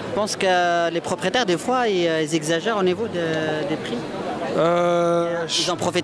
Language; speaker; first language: French; native; French